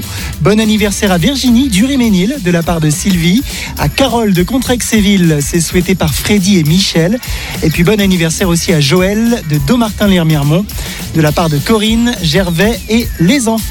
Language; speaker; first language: French; native; French